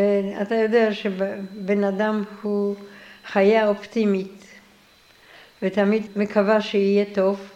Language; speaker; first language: Hebrew; non-native, fluent; Polish